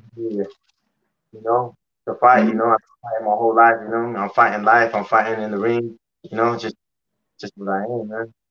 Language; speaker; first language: English; native; English